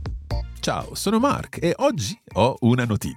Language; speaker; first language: Italian; non-native, fluent; English